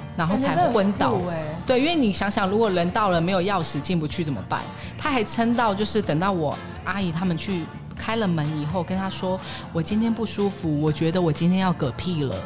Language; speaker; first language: Chinese; native; Chinese